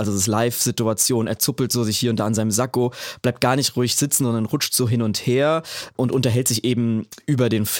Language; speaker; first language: German; native; German